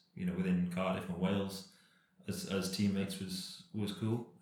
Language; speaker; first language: English; native; English